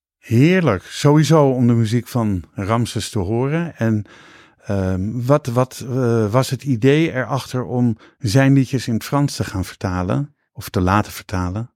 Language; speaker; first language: Dutch; native; Dutch